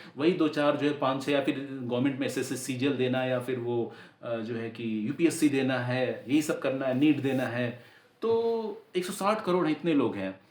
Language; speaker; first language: Hindi; native; Hindi